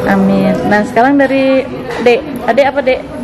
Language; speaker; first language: Indonesian; native; Indonesian